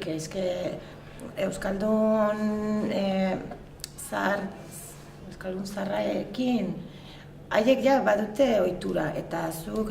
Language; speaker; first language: Basque; non-native, learner; French